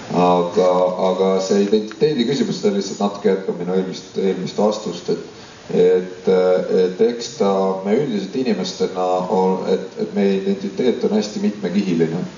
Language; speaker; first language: Estonian; non-native, local second language; Russian